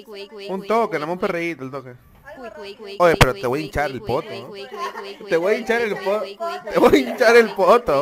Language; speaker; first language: Spanish; native; Spanish